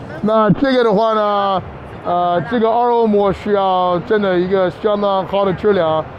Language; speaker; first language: Chinese; non-native, fluent; English